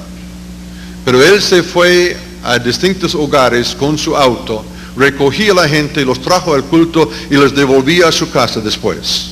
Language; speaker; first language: Spanish; non-native, fluent; English